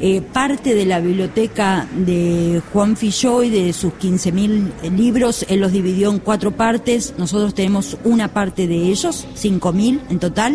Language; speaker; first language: Spanish; native; Spanish